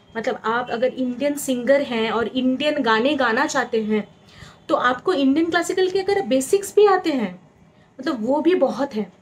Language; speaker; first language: Hindi; non-native, local second language; Bangla